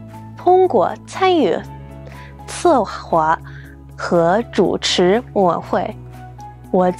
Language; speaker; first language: Chinese; non-native, fluent; English